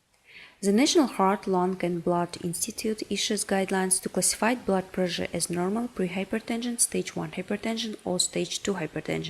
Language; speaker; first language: English; non-native, fluent; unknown